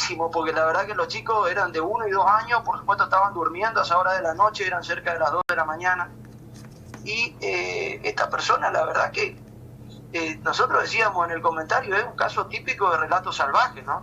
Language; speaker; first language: Spanish; native; Spanish